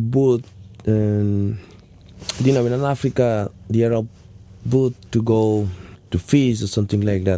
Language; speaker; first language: English; non-native, learner; Wolof